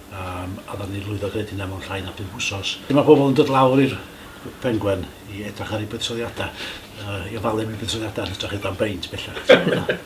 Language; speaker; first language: Welsh; native; Welsh